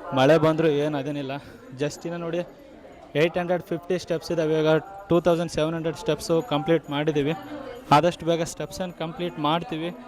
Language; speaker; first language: Kannada; native; Kannada